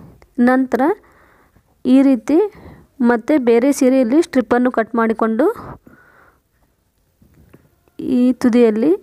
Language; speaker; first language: Kannada; native; Kannada